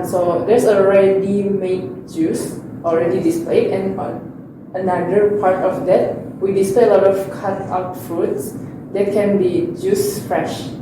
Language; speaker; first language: English; non-native, learner; Indonesian